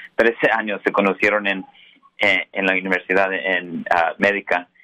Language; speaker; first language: Spanish; early bilingual, heritage; Spanish